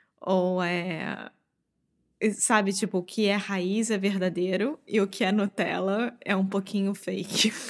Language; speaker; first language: Portuguese; native; Portuguese